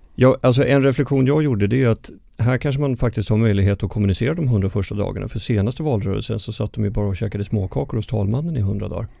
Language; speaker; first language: Swedish; native; Swedish